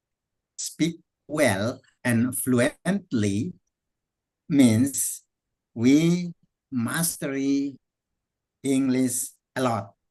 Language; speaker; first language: English; non-native, fluent; Indonesian